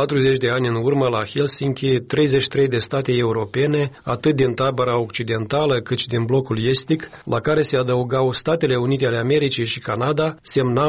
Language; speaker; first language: Romanian; native; Romanian